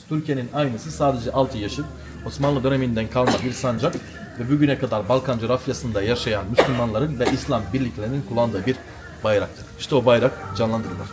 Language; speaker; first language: Turkish; native; Turkish